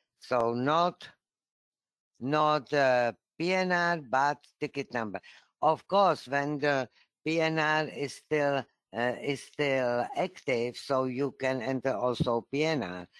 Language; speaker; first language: English; non-native, fluent; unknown